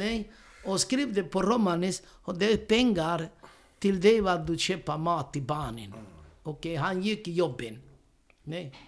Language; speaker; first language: Swedish; non-native, learner; Romany